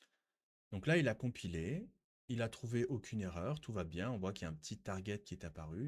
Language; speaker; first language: French; native; French